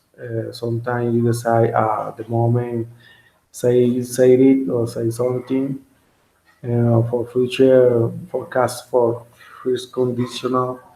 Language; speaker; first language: English; non-native, learner; Spanish